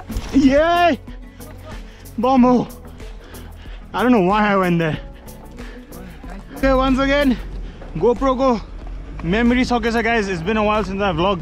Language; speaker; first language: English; non-native, local second language; Nepali